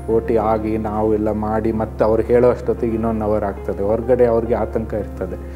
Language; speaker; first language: Kannada; native; Kannada